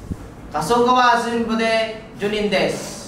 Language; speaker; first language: Japanese; non-native, learner; Filipino